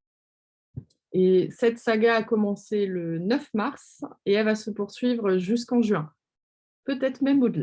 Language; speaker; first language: French; native; French